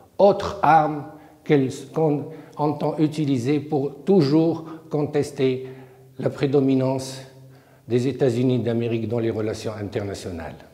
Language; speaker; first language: French; non-native, local second language; Arabic